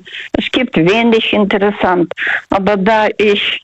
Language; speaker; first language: German; non-native, fluent; Russian